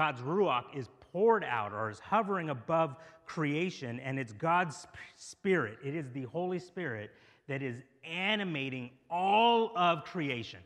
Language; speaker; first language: English; native; English